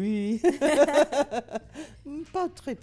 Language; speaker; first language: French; non-native, learner; English